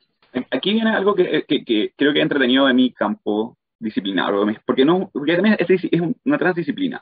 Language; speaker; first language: Spanish; native; Spanish